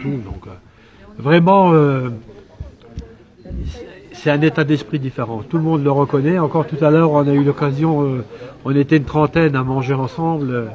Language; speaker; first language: French; native; French